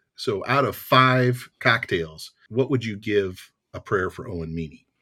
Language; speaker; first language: English; native; English